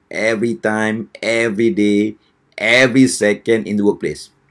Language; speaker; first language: English; non-native, local second language; Malay